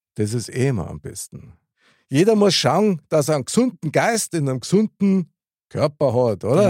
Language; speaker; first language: German; native; German